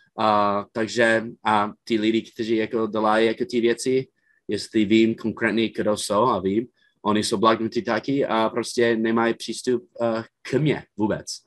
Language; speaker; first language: Czech; non-native, fluent; English